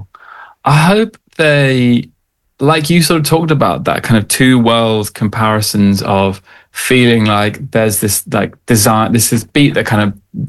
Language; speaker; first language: English; native; English